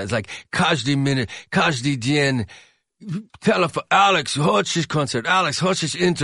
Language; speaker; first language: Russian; non-native, learner; English